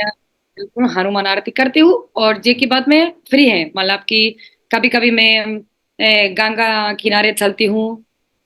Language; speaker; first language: Hindi; non-native, learner; Spanish